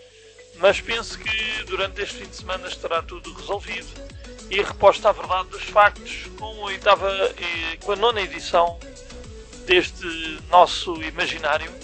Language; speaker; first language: Portuguese; native; Portuguese